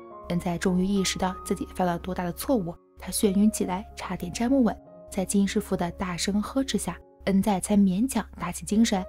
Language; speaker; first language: Chinese; native; Chinese